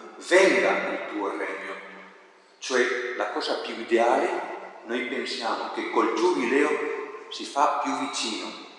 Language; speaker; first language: Italian; non-native, fluent; Spanish